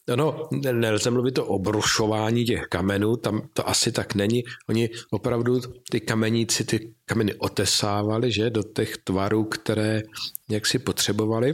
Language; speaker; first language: Czech; native; Czech